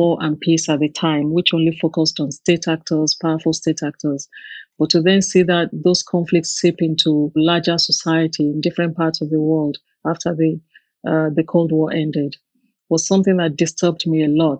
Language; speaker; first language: English; non-native, local second language; Yoruba